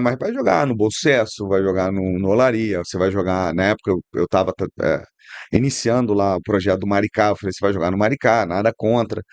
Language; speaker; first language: Portuguese; native; Portuguese